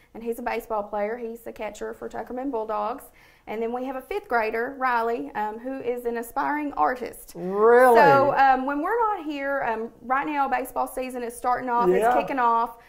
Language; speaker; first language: English; native; English